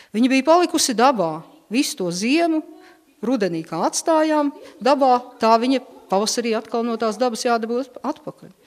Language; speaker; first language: Latvian; native; Latvian